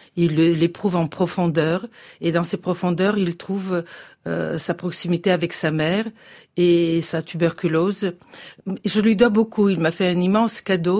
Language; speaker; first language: French; non-native, fluent; Bulgarian